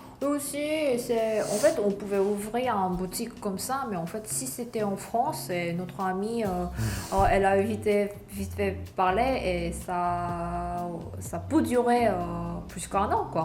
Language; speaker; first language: French; non-native, learner; Korean